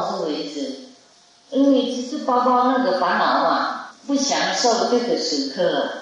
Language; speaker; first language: Chinese; non-native, fluent; Vietnamese